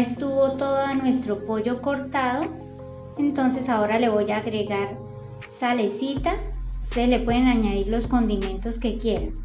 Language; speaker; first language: Spanish; native; Spanish